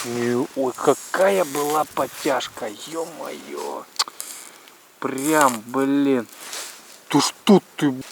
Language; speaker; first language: Russian; native; Russian